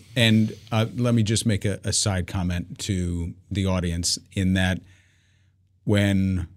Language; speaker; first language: English; native; English